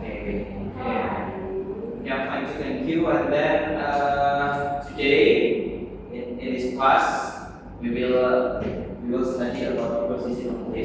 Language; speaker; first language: English; non-native, local second language; Indonesian